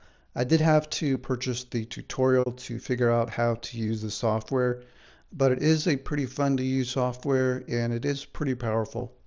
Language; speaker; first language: English; native; English